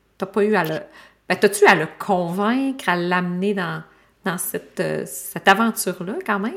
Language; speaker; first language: French; native; French